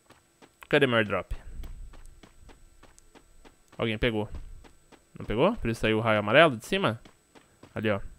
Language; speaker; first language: Portuguese; native; Portuguese